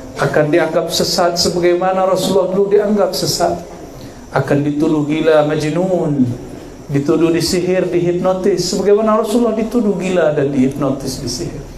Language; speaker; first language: Malay; non-native, local second language; Minangkabau